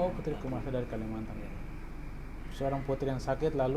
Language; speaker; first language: Indonesian; native; Indonesian